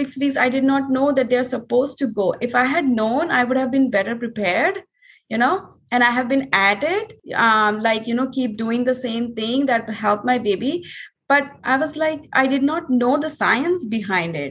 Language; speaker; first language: English; non-native, local second language; Hindi